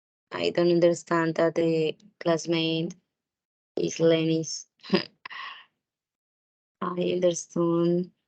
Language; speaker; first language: English; non-native, learner; Spanish